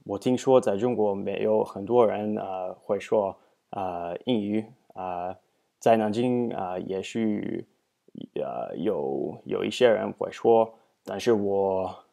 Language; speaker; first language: Chinese; non-native, learner; English